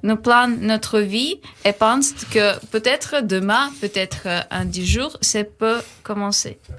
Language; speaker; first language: French; non-native, learner; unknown